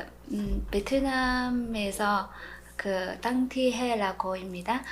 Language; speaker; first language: Korean; non-native, fluent; Vietnamese